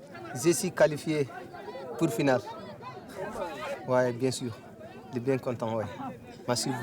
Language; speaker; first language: French; non-native, learner; Fula